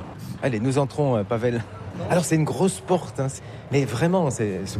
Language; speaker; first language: French; native; French